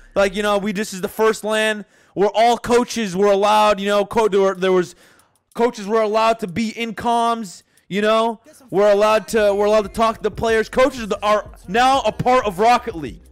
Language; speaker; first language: English; native; English